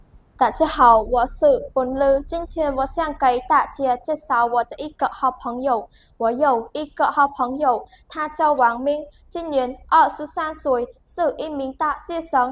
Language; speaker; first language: Chinese; non-native, learner; Khmer